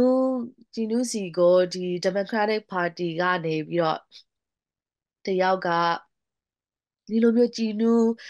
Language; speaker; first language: Burmese; non-native, local second language; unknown